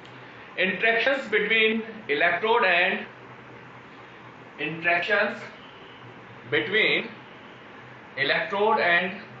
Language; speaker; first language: English; non-native, local second language; Hindi